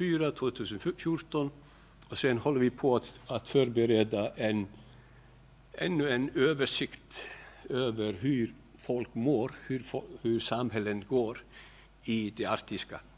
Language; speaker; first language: Swedish; non-native, fluent; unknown